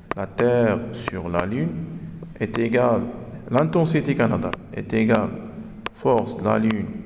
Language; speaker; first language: French; non-native, local second language; Arabic